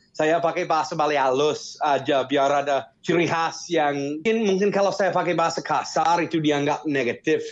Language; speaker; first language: Indonesian; non-native, fluent; English